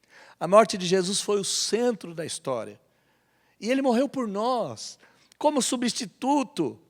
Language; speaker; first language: Portuguese; native; Portuguese